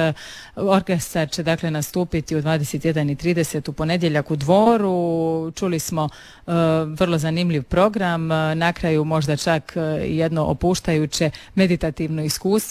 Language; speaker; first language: Serbian; native; Serbian